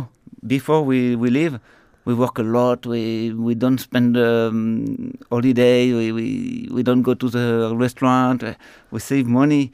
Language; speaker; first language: English; non-native, learner; French